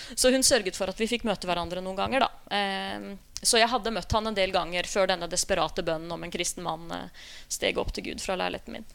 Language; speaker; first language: Norwegian; native; Norwegian